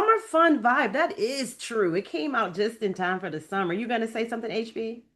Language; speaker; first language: English; native; English